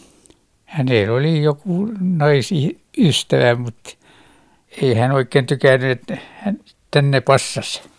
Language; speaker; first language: Finnish; non-native, local second language; Swedish